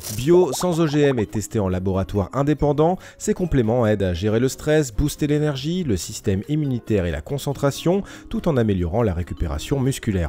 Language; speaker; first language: French; native; French